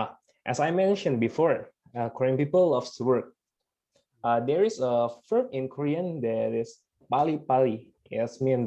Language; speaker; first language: English; non-native, fluent; Indonesian